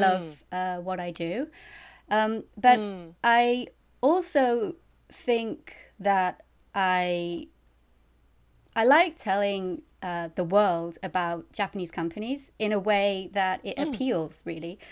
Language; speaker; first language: English; native; English